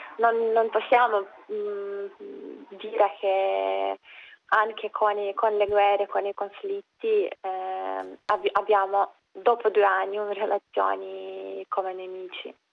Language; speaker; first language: Italian; non-native, fluent; Ukrainian